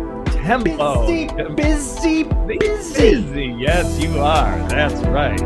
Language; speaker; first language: English; native; English